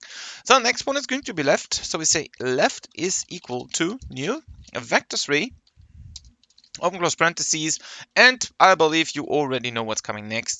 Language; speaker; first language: English; non-native, fluent; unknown